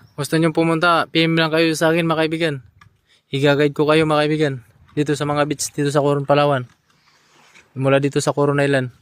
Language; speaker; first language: Filipino; non-native, local second language; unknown